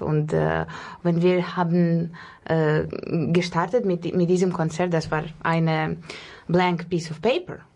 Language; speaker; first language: German; non-native, learner; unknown